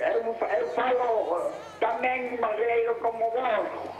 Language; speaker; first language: Portuguese; non-native, learner; Spanish